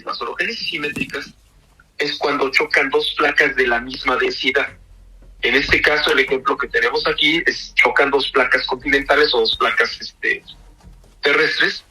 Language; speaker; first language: Spanish; native; Spanish